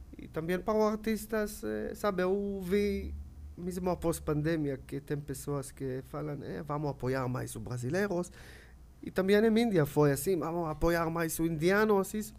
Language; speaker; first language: Portuguese; non-native, learner; Hebrew